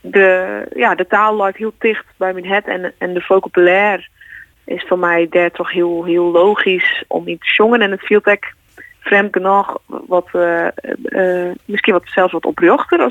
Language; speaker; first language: Dutch; non-native, local second language; Western Frisian